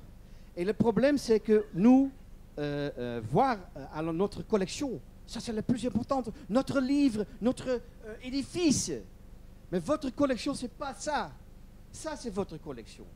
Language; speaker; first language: French; non-native, learner; Dutch